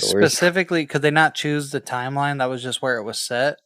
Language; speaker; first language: English; native; English